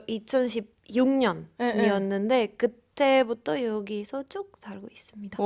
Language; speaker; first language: Korean; non-native, fluent; Spanish